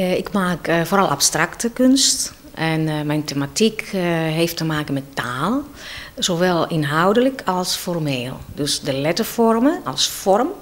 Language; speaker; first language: Dutch; non-native, fluent; Greek